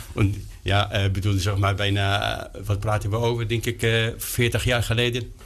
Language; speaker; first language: Dutch; non-native, fluent; Arabic